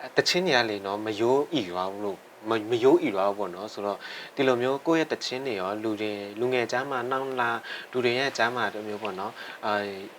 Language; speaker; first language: Burmese; non-native, local second language; Shan